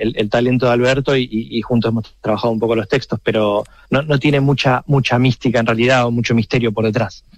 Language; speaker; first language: Spanish; native; Spanish